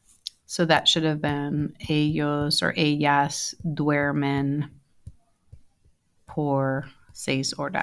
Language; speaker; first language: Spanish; non-native, fluent; English